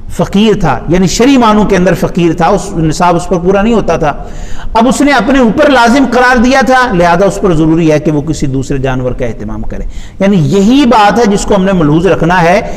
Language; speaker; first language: Urdu; non-native, local second language; Punjabi